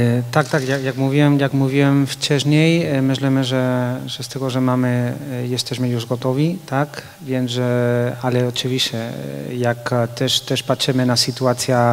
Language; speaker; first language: Polish; non-native, fluent; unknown